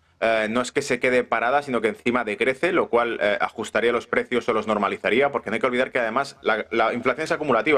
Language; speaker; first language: Spanish; native; Spanish